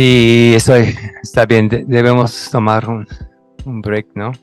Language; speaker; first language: Spanish; non-native, fluent; English